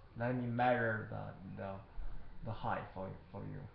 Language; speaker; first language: English; non-native, learner; Chinese